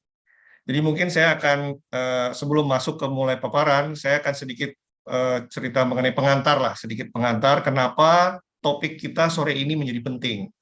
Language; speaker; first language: Indonesian; native; Indonesian